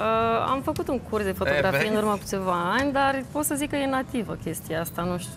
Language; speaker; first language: Romanian; native; Romanian